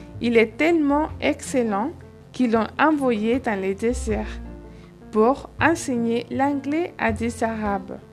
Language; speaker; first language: French; non-native, fluent; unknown